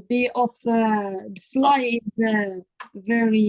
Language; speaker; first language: English; non-native, learner; Arabic